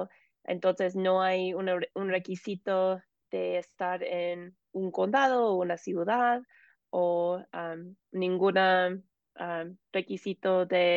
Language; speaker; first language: Spanish; non-native, fluent; English